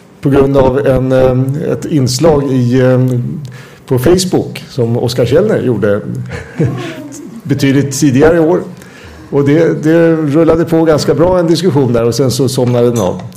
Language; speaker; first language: Swedish; native; Swedish